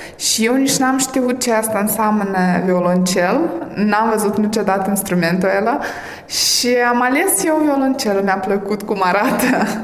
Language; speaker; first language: Romanian; early bilingual, heritage; Romanian